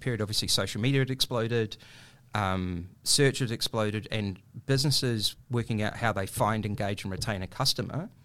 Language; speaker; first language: English; native; English